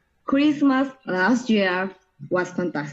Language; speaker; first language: English; non-native, learner; Spanish